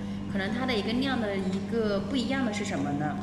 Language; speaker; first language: Chinese; native; Chinese